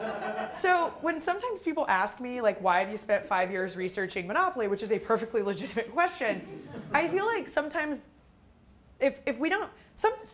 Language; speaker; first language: English; native; English